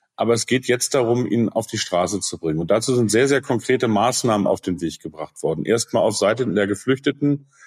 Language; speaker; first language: German; native; German